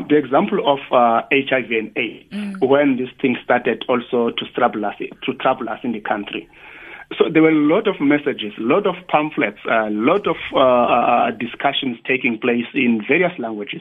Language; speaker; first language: English; non-native, local second language; Xhosa